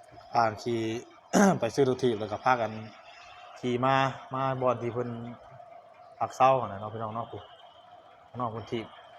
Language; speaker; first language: Thai; non-native, local second language; Lao